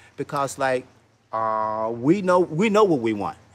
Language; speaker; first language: English; native; English